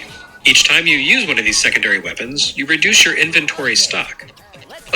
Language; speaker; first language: English; native; English